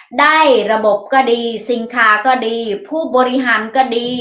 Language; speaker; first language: Thai; non-native, learner; Mon